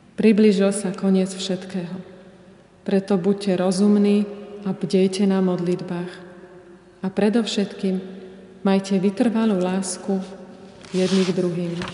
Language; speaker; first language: Slovak; native; Slovak